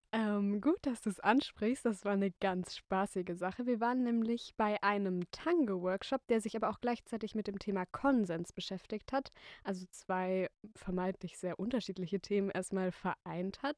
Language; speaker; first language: German; native; German